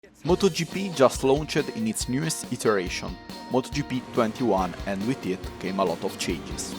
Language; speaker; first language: English; non-native, fluent; German